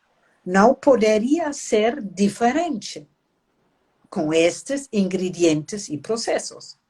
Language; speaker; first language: Portuguese; non-native, fluent; German